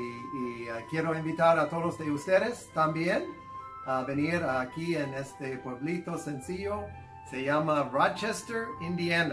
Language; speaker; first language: Spanish; non-native, fluent; English